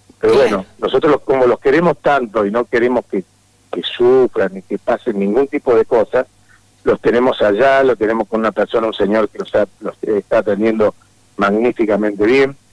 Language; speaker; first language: Spanish; native; Spanish